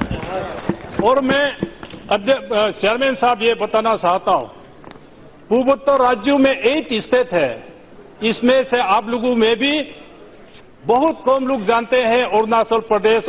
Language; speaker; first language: Hindi; non-native, local second language; Adi